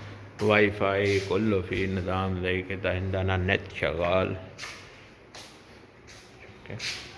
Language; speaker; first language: Arabic; non-native, learner; Urdu